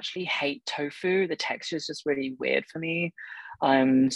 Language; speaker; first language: English; native; English